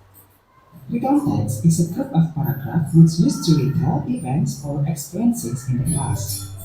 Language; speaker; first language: English; non-native, fluent; Indonesian